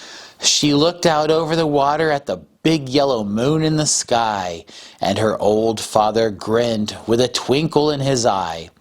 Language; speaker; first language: English; native; English